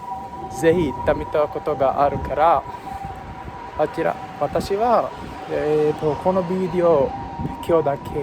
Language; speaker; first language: Japanese; non-native, learner; Sinhala